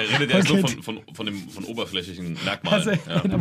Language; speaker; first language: German; native; German